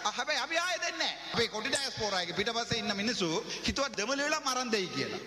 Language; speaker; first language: Sinhala; non-native, local second language; Tamil